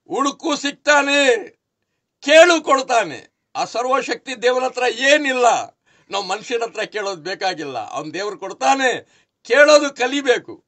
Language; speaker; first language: Kannada; non-native, local second language; Urdu